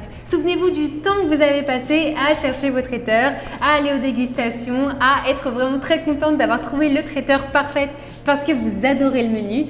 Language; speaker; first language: French; native; French